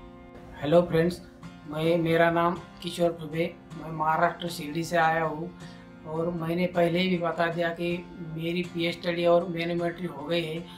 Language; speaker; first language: Hindi; non-native, local second language; Marathi